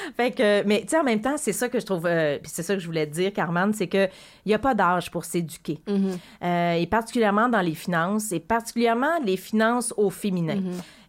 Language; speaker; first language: French; native; French